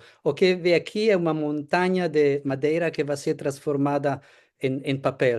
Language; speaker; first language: Portuguese; non-native, fluent; Italian